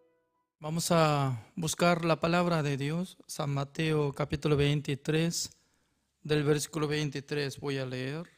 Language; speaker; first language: Spanish; non-native, fluent; Korean